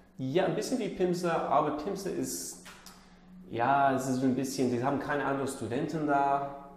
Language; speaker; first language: German; non-native, learner; English